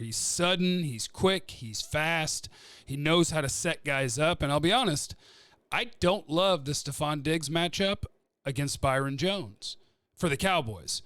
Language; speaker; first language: English; native; English